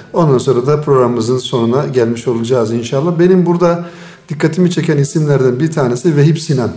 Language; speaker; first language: Turkish; native; Turkish